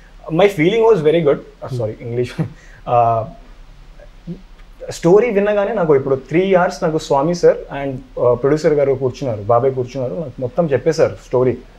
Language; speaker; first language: Telugu; non-native, local second language; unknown